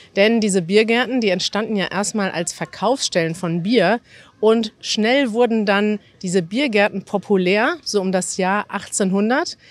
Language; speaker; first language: German; native; German